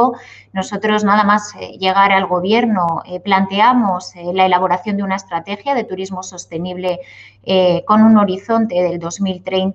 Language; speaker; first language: Spanish; native; Spanish